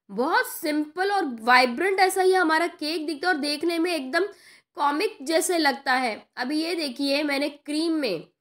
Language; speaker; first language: Hindi; non-native, local second language; Marathi